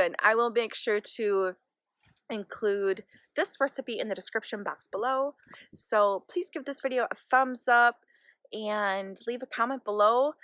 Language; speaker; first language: English; native; English